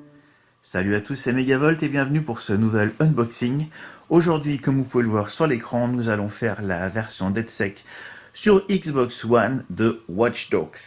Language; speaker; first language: French; native; French